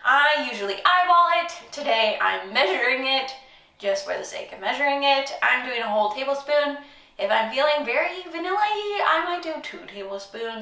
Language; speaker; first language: English; native; English